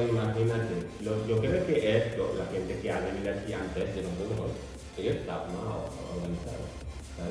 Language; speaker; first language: Spanish; non-native, learner; Fula